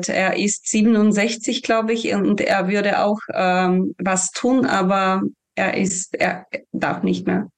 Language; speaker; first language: German; non-native, fluent; Ukrainian